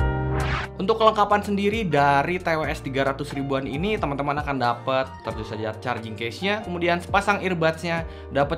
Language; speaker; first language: Indonesian; native; Indonesian